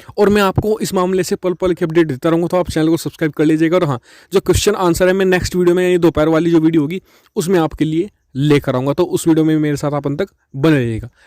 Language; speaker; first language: Hindi; native; Hindi